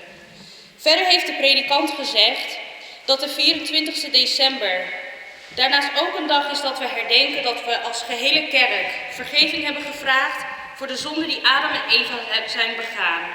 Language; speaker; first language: Dutch; early bilingual, other home language; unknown